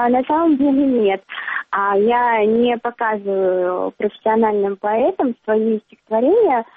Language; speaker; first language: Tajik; early bilingual, heritage; Tajik